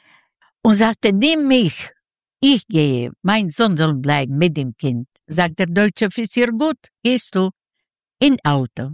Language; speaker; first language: German; non-native, learner; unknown